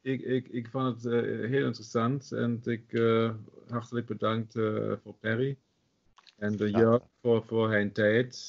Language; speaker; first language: Dutch; non-native, learner; German